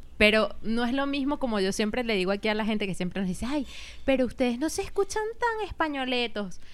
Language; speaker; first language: Spanish; native; Spanish